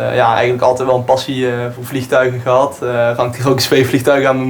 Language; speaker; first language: Dutch; native; Dutch